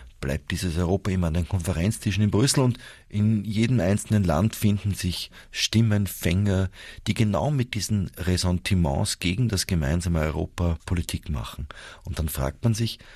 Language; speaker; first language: German; native; German